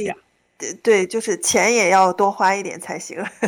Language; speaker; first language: Chinese; native; Chinese